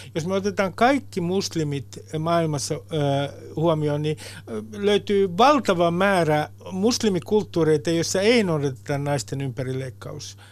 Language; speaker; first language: Finnish; native; Finnish